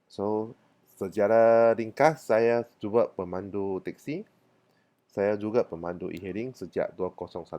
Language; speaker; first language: Malay; non-native, local second language; Min Nan Chinese